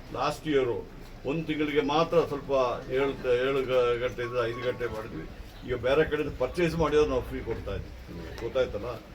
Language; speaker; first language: Kannada; non-native, local second language; Malayalam